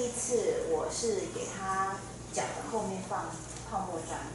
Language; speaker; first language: Chinese; native; Chinese